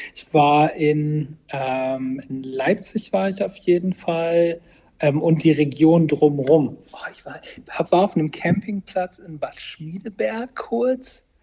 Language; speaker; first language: German; native; German